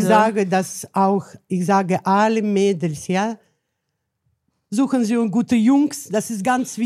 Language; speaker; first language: German; non-native, learner; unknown